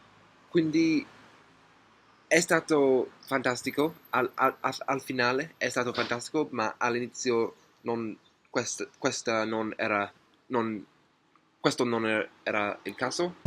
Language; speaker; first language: Italian; non-native, learner; English